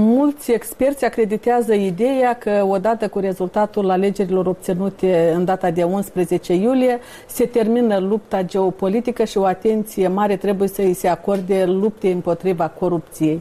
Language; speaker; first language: Romanian; native; Romanian